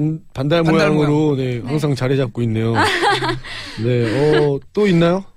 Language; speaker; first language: Korean; native; Korean